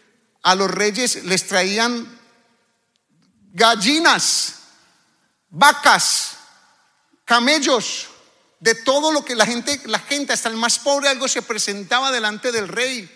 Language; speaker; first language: Spanish; native; Spanish